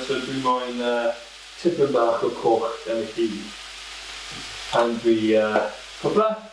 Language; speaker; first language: Welsh; non-native, local second language; English